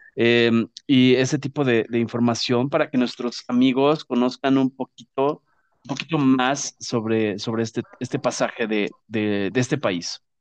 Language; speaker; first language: Spanish; native; Spanish